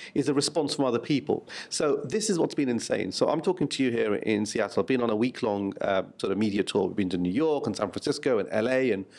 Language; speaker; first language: English; native; English